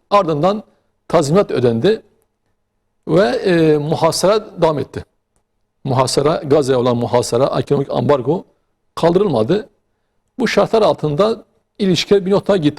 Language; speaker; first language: Turkish; native; Turkish